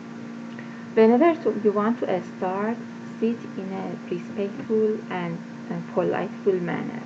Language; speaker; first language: English; non-native, fluent; Persian